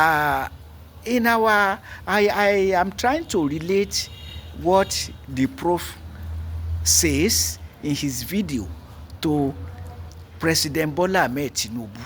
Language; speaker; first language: English; non-native, local second language; Yoruba